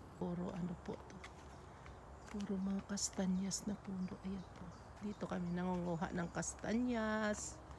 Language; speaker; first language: Filipino; non-native, local second language; Aklanon